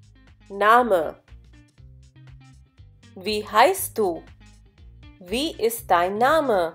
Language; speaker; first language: German; non-native, fluent; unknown